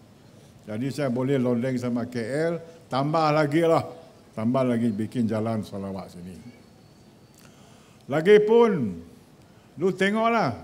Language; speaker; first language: Malay; native; Malay